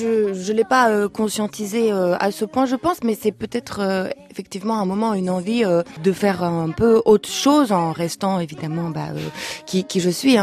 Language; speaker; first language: French; non-native, fluent; Lithuanian